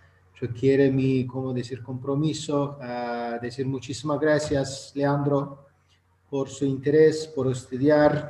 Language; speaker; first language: Spanish; non-native, fluent; Azerbaijani